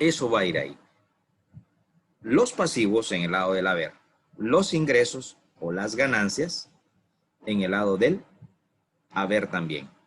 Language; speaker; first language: Spanish; native; Spanish